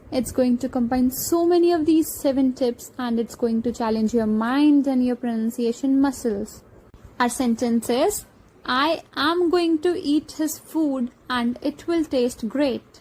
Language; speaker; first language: English; non-native, local second language; Hindi